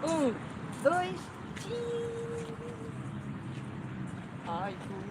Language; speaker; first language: Portuguese; native; Portuguese